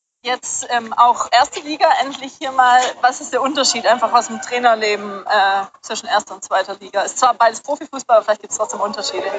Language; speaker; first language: German; native; German